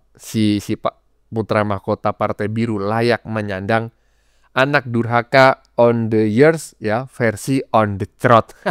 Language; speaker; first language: Indonesian; native; Indonesian